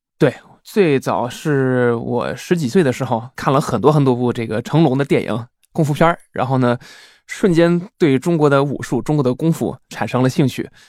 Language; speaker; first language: Chinese; non-native, fluent; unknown